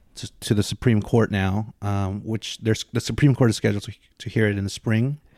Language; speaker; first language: English; native; English